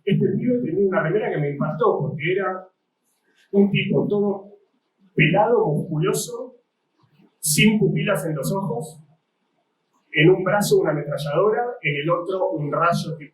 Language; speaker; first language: Spanish; native; Spanish